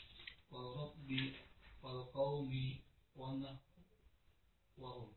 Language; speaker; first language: Arabic; non-native, learner; Indonesian